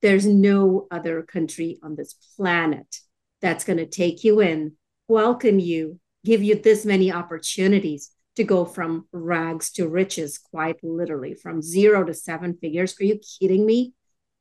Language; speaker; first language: English; non-native, local second language; Tamil